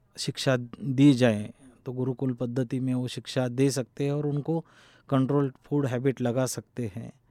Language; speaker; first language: Hindi; non-native, local second language; Marathi